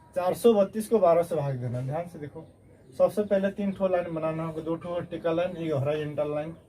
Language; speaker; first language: Hindi; native; Hindi